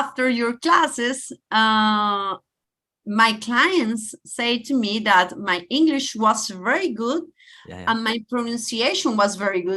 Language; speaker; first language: English; non-native, learner; Spanish